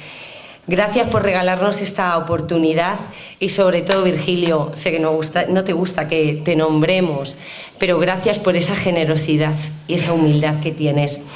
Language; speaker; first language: Spanish; native; Spanish